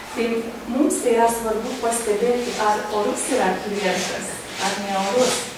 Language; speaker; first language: Lithuanian; non-native, fluent; Hungarian